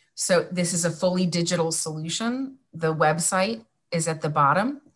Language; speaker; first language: English; native; English